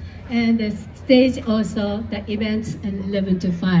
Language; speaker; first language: English; non-native, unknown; Japanese